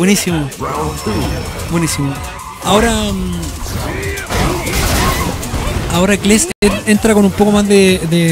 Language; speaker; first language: Spanish; native; Spanish